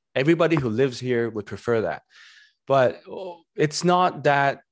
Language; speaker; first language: English; non-native, local second language; Cantonese